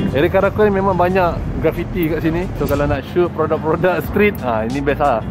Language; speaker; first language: Malay; native; Malay